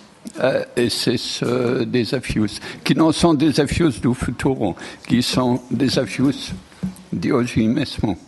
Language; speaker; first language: Portuguese; non-native, fluent; French